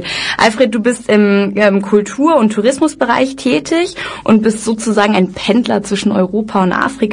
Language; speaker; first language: German; native; German